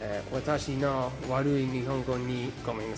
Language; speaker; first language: Japanese; non-native, learner; English